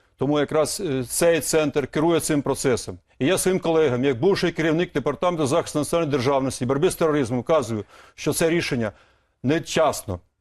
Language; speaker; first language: Ukrainian; native; Ukrainian